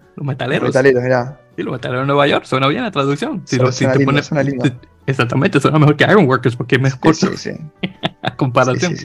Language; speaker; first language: Spanish; native; Spanish